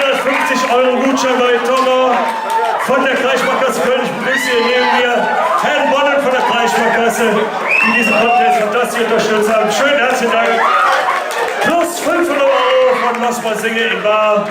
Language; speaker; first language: German; native; German